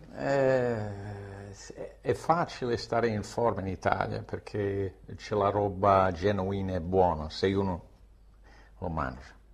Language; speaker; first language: Italian; non-native, fluent; English